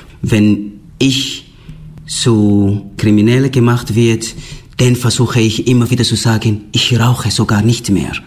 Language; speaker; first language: German; non-native, fluent; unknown